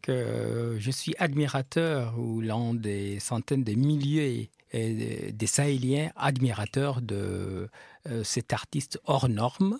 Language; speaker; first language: French; non-native, local second language; Fula